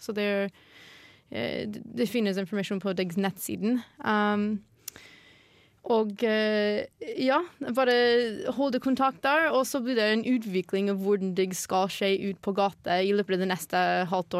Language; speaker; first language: Norwegian; non-native, fluent; English